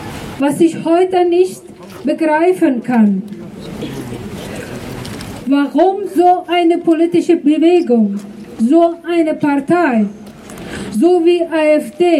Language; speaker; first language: German; non-native, fluent; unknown